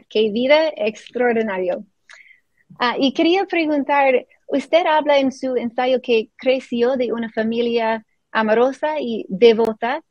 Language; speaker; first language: Spanish; non-native, fluent; English